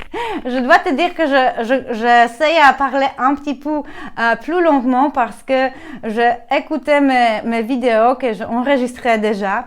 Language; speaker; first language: French; non-native, learner; Polish